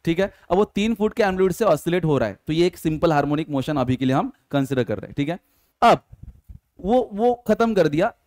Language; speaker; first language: Hindi; non-native, local second language; Marathi